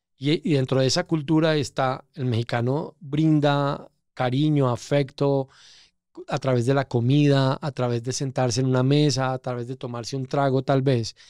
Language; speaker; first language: Spanish; native; Spanish